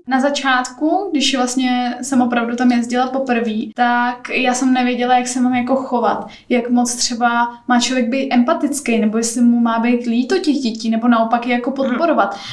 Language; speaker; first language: Czech; native; Czech